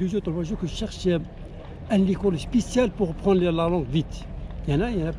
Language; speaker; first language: French; non-native, learner; Arabic